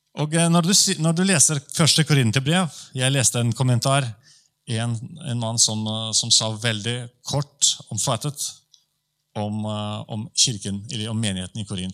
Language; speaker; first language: Norwegian; non-native, fluent; Polish